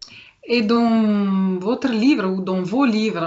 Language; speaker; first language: French; non-native, fluent; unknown